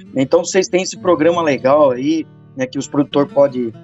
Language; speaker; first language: Portuguese; native; Portuguese